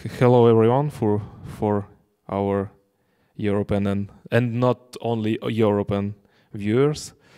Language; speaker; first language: English; non-native, learner; Ukrainian